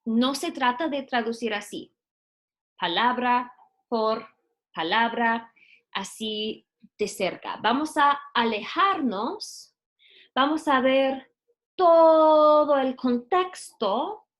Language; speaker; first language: Spanish; non-native, fluent; English